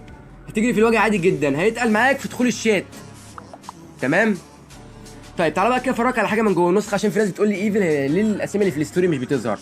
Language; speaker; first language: Arabic; native; Arabic